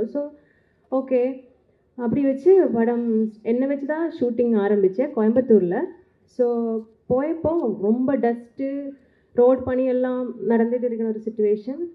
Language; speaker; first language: Tamil; non-native, learner; Malayalam